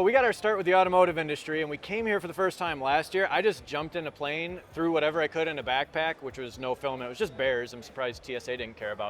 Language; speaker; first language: English; native; English